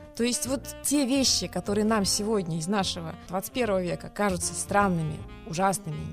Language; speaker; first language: Russian; non-native, local second language; Tatar